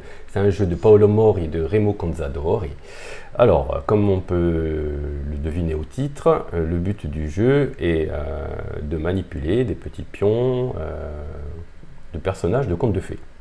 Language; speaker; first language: French; native; French